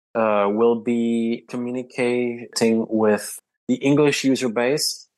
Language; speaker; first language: English; non-native, fluent; Czech